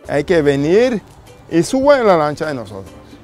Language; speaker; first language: Spanish; non-native, local second language; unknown